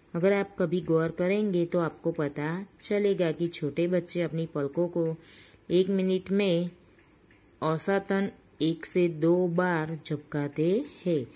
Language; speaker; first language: Hindi; non-native, local second language; Gujarati